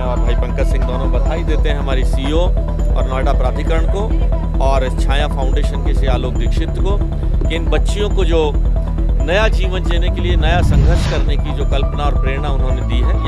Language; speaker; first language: Hindi; native; Hindi